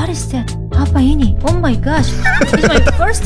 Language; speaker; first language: English; non-native, learner; Korean